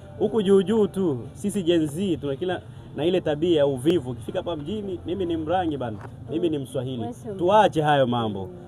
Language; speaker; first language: Swahili; non-native, local second language; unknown